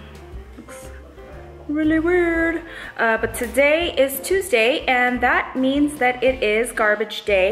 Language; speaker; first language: English; native; English